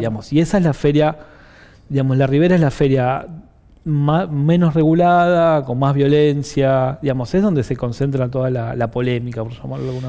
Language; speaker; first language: Spanish; native; Spanish